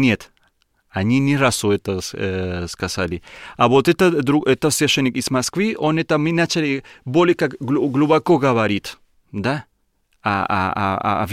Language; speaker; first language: Russian; non-native, learner; Spanish